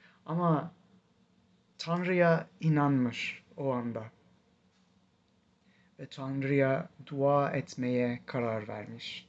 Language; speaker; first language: Turkish; non-native, fluent; English